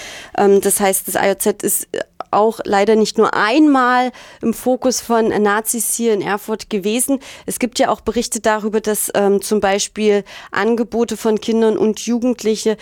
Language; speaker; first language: German; native; German